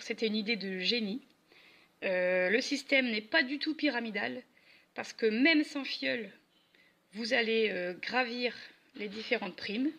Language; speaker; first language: French; native; French